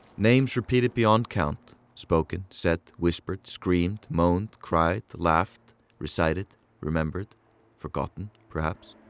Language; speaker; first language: English; non-native, fluent; Icelandic